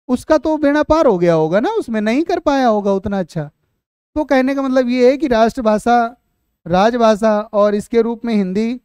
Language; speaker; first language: Hindi; native; Hindi